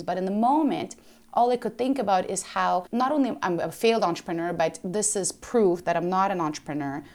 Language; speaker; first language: English; early bilingual, other home language; Ukrainian